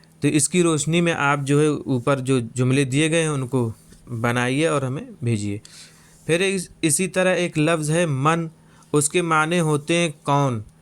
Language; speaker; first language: Urdu; native; Urdu